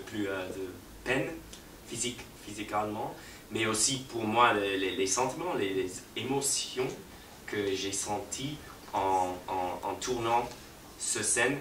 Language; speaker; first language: French; non-native, fluent; English